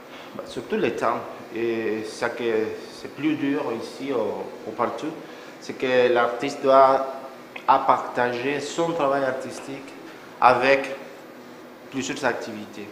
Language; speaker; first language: French; non-native, fluent; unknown